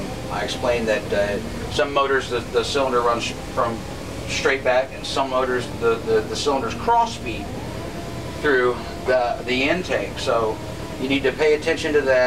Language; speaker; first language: English; native; English